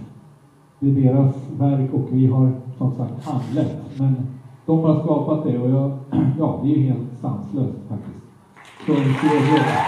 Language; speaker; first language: Swedish; native; Swedish